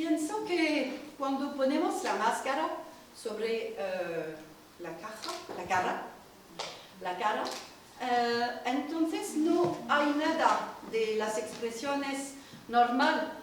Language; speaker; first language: Spanish; non-native, learner; French